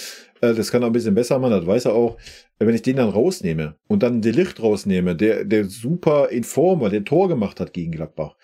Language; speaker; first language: German; native; German